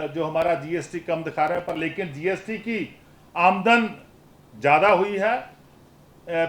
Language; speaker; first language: Hindi; non-native, local second language; Punjabi